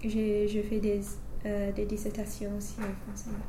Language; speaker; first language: French; non-native, fluent; English